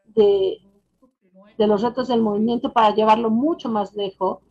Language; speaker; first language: Spanish; non-native, fluent; French